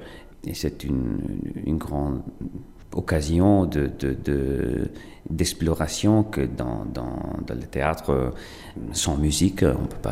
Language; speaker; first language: French; non-native, fluent; Italian